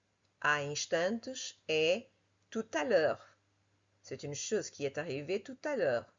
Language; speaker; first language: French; non-native, fluent; Portuguese